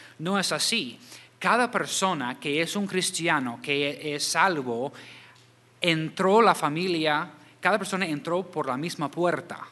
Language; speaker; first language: Spanish; non-native, fluent; English